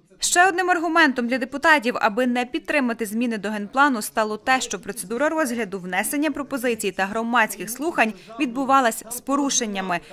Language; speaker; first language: Ukrainian; native; Ukrainian